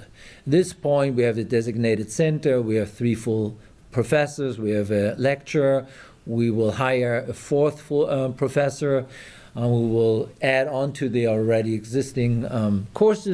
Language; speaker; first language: English; non-native, fluent; German